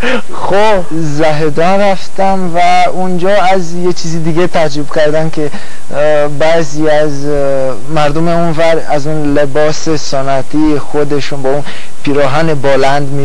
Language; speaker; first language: Persian; non-native, fluent; Romanian